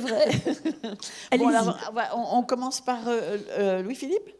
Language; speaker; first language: French; native; French